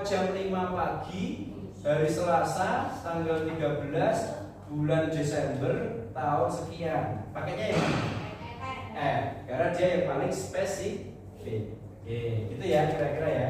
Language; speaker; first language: Indonesian; native; Indonesian